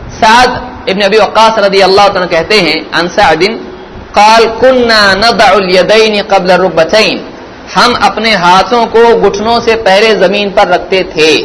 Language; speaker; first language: Urdu; native; Urdu